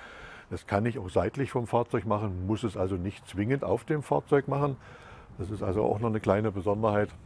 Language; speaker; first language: German; native; German